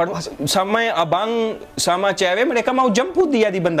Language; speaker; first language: Indonesian; non-native, fluent; Hindi